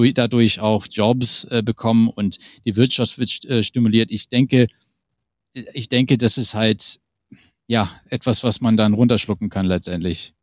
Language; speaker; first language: German; non-native, fluent; English